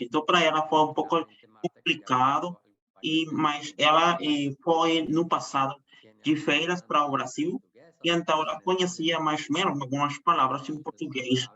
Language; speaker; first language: Portuguese; non-native, fluent; Spanish